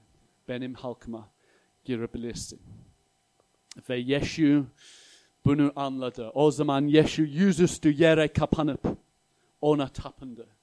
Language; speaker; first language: Turkish; non-native, fluent; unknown